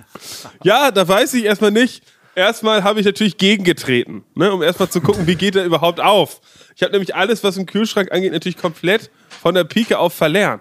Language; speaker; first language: German; native; German